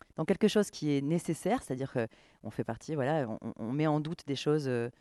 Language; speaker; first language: French; native; French